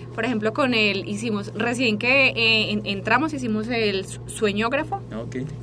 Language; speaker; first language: Spanish; native; Spanish